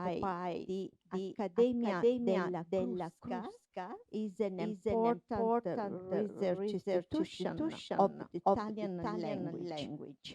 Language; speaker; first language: English; non-native, fluent; Italian